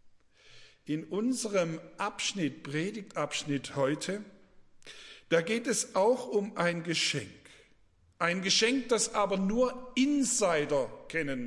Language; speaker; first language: German; native; German